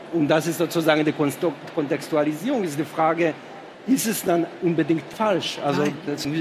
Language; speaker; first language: German; non-native, fluent; Hebrew